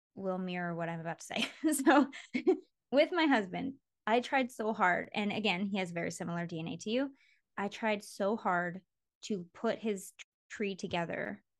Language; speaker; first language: English; native; English